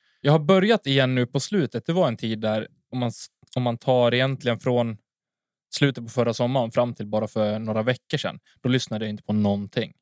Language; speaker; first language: Swedish; native; Swedish